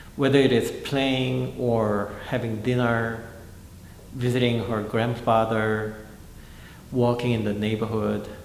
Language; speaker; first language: English; non-native, fluent; Korean